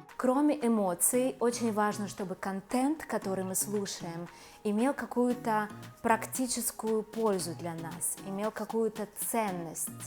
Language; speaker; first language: Russian; native; Russian